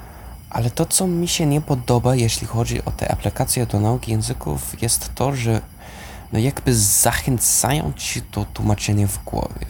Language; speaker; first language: Polish; non-native, fluent; English